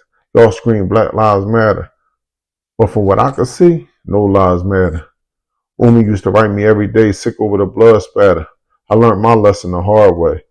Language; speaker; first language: English; native; English